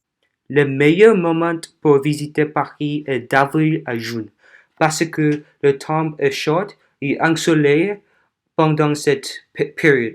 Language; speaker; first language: French; non-native, learner; Korean